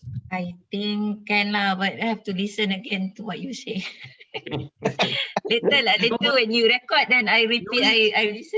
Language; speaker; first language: English; non-native, local second language; Malay